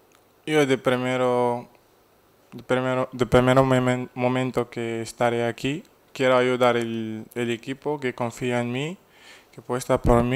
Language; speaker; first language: Spanish; non-native, fluent; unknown